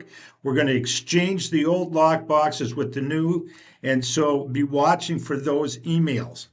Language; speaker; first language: English; native; English